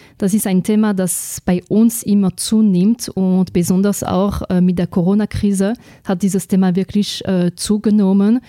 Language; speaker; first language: German; non-native, fluent; French